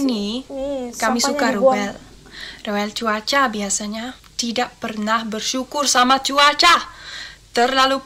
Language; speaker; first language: Indonesian; non-native, learner; Dutch